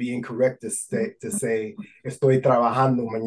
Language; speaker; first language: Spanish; non-native, fluent; English